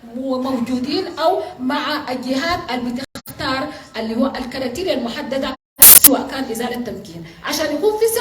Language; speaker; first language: Arabic; native; Arabic